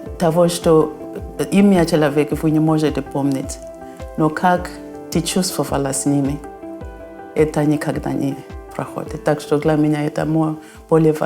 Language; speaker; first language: Russian; non-native, fluent; North Ndebele